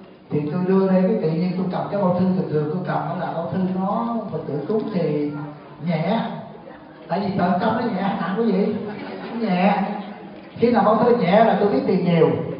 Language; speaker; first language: Vietnamese; native; Vietnamese